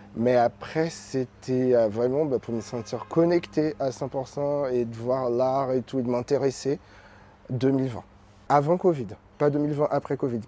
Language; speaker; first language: French; non-native, fluent; Portuguese